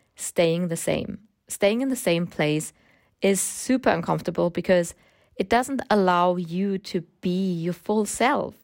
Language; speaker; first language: English; non-native, fluent; German